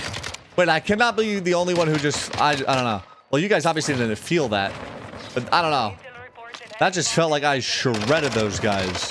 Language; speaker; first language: English; native; English